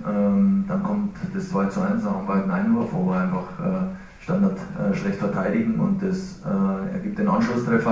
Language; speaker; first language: German; native; German